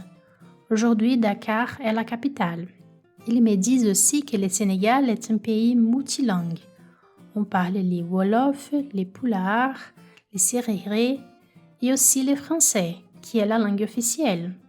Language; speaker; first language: French; non-native, fluent; Portuguese